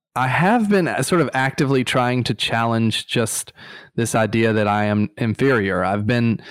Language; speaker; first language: English; native; English